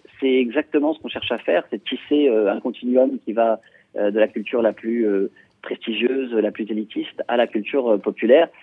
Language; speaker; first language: French; native; French